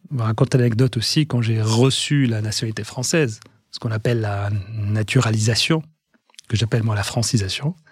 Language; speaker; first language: French; non-native, local second language; Arabic